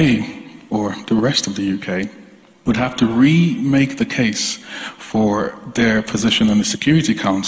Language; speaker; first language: English; non-native, local second language; Yoruba